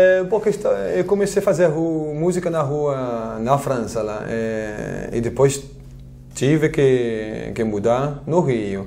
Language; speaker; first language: Portuguese; non-native, fluent; French